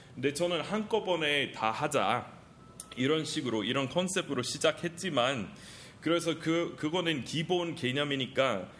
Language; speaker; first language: Korean; non-native, fluent; English